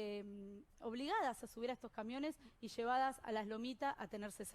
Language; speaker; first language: Spanish; native; Spanish